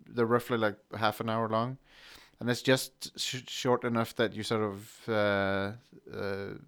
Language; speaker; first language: English; non-native, fluent; Norwegian